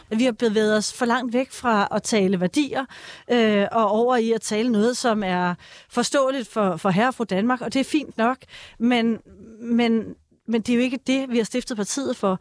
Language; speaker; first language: Danish; native; Danish